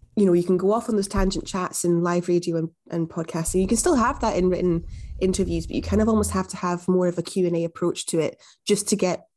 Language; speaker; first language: English; native; English